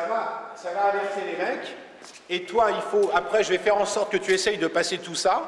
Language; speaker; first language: French; native; French